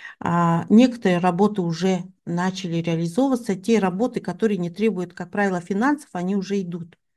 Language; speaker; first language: Russian; non-native, local second language; Tuvinian